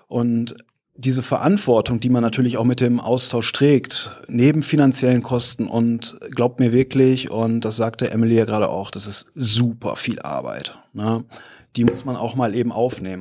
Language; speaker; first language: German; native; German